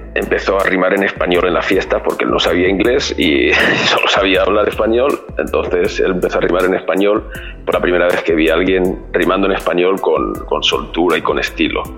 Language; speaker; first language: Spanish; native; Spanish